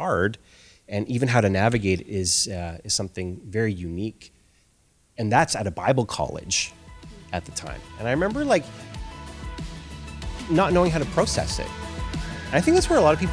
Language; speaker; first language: English; native; English